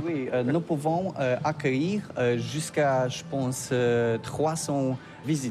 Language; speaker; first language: French; non-native, learner; Polish